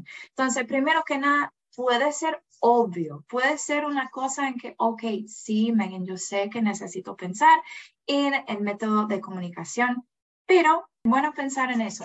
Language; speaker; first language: Spanish; non-native, fluent; English